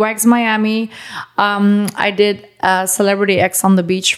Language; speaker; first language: English; non-native, fluent; German